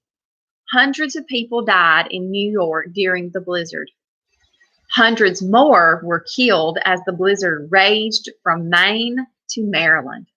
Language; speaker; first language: English; native; English